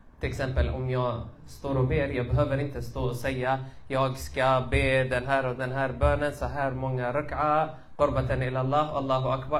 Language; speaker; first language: Swedish; early bilingual, other home language; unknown